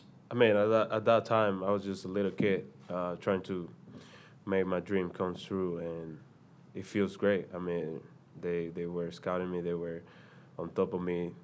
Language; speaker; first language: English; non-native, fluent; Spanish